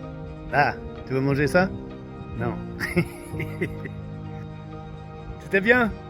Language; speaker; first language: French; non-native, fluent; English